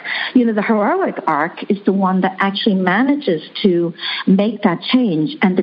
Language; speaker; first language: English; early bilingual, other home language; Chinese